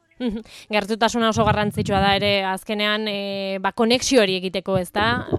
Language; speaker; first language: Basque; native; Basque